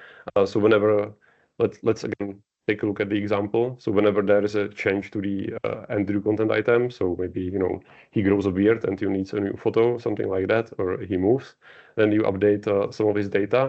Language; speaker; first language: English; non-native, fluent; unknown